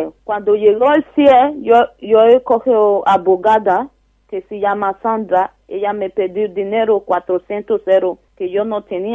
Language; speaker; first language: Spanish; non-native, learner; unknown